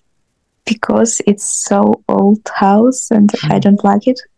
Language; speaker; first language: English; non-native, learner; Russian